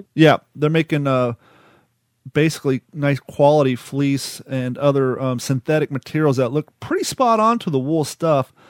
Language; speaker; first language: English; native; English